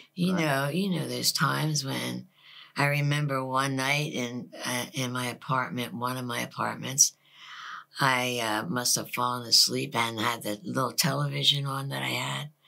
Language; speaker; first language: English; native; English